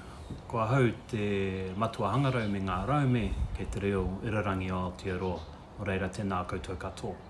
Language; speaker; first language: Māori; non-native, local second language; English